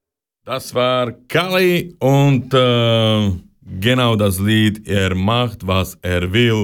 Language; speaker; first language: German; non-native, learner; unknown